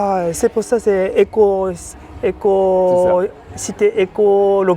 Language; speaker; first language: French; non-native, learner; Japanese